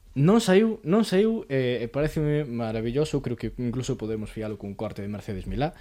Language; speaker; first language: Galician; non-native, local second language; Spanish